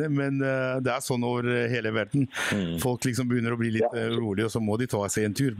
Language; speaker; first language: Norwegian; non-native, fluent; Albanian